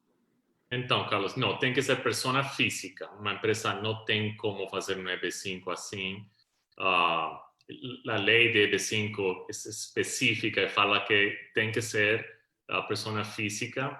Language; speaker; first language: Portuguese; non-native, fluent; Spanish